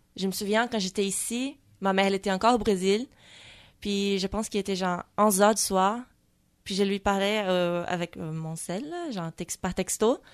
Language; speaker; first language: French; non-native, fluent; Portuguese